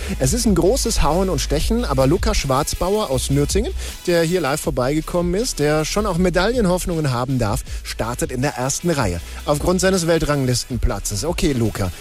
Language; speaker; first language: German; native; German